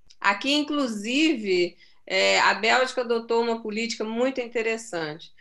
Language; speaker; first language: Portuguese; native; Portuguese